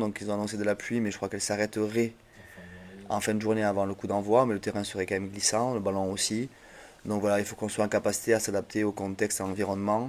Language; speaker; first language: French; native; French